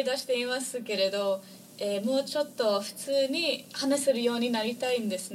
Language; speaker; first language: Japanese; non-native, fluent; English